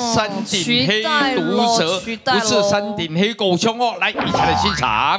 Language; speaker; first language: Chinese; native; Chinese